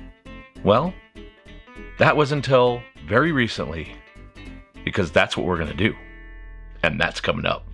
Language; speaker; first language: English; native; English